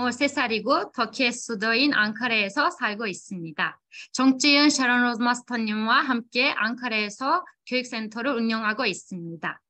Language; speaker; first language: Korean; non-native, fluent; Turkish